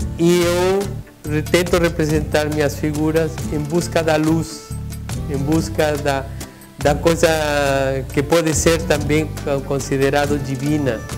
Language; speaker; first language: Portuguese; non-native, fluent; Spanish